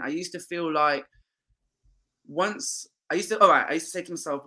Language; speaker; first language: English; native; English